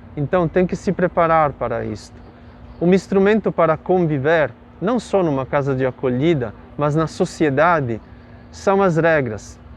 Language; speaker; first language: Portuguese; non-native, fluent; Italian